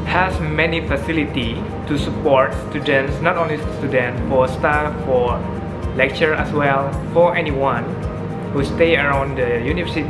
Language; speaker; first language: English; non-native, fluent; Indonesian